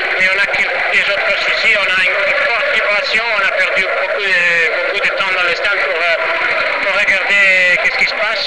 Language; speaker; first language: French; non-native, fluent; Italian